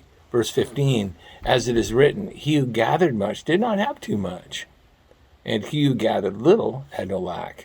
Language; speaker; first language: English; native; English